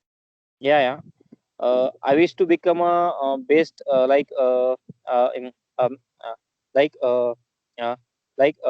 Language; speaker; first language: English; non-native, learner; Marathi